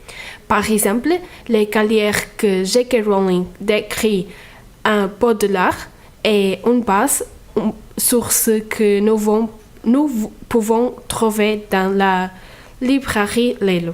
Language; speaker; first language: French; non-native, fluent; Portuguese